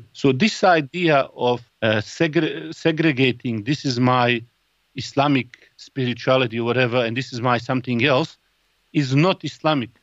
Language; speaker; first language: English; non-native, fluent; Bosnian